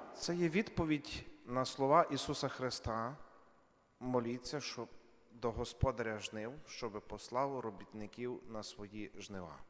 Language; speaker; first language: Ukrainian; native; Ukrainian